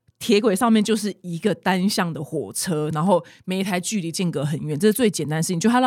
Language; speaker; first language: Chinese; native; Chinese